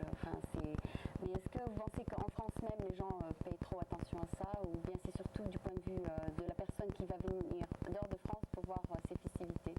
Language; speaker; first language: French; native; French